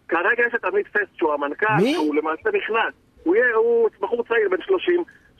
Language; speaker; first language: Hebrew; native; Hebrew